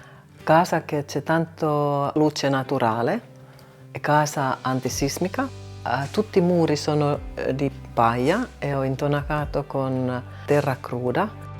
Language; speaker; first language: Italian; non-native, learner; Finnish